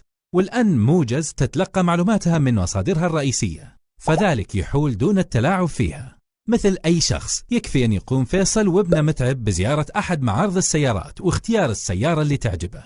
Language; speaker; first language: Arabic; native; Arabic